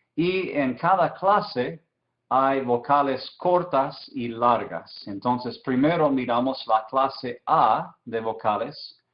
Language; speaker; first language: Spanish; non-native, fluent; English